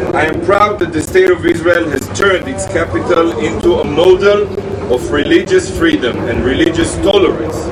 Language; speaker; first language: English; non-native, fluent; Hebrew